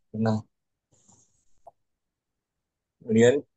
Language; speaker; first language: Indonesian; native; Indonesian